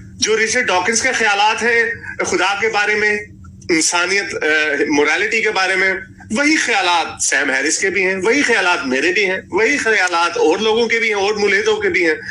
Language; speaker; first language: Urdu; native; Urdu